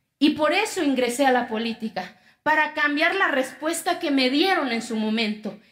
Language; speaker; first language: Spanish; non-native, local second language; Zapotec